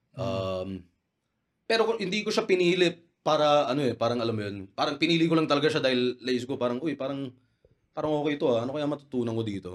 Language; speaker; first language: Filipino; native; Filipino